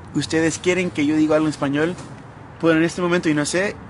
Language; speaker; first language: Spanish; early bilingual, heritage; Spanish